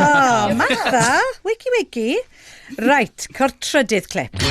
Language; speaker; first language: Welsh; native; Welsh